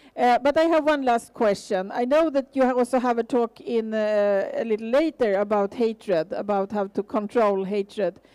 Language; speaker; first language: English; non-native, fluent; Swedish